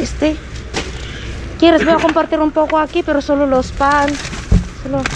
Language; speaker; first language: Spanish; non-native, learner; Filipino